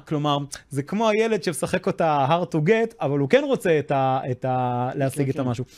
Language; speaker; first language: Hebrew; non-native, fluent; English